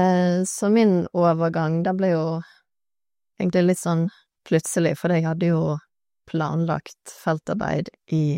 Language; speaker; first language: Norwegian; native; Norwegian